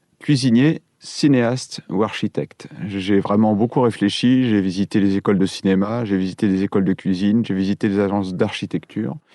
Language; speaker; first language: French; native; French